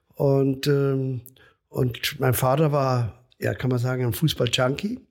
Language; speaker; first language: German; native; German